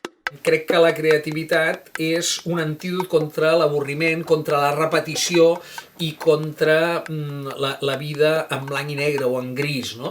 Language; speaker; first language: Catalan; native; Catalan